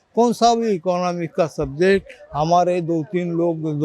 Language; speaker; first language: Hindi; non-native, local second language; Marathi